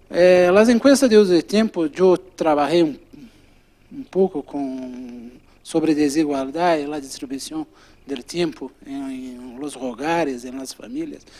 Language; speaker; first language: Spanish; non-native, fluent; Portuguese